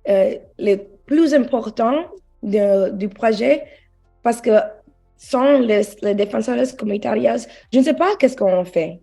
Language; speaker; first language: French; non-native, learner; English